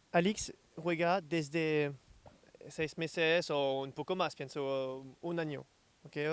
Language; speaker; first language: Spanish; non-native, learner; French